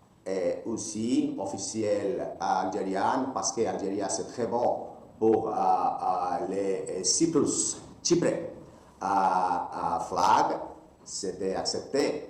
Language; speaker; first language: French; non-native, learner; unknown